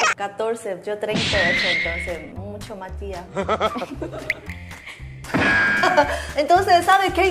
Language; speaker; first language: Spanish; non-native, learner; Korean